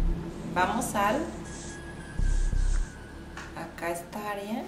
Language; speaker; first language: Spanish; native; Spanish